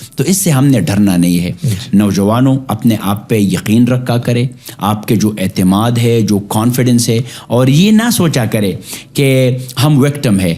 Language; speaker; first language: Urdu; non-native, local second language; Pashto